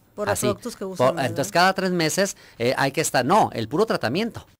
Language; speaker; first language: Spanish; native; Spanish